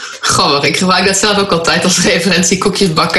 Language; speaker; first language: Dutch; native; Dutch